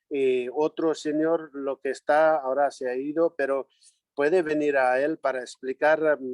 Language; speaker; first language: Spanish; non-native, learner; Nepali